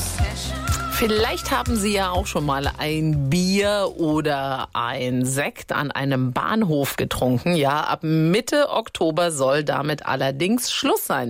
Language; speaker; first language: German; native; German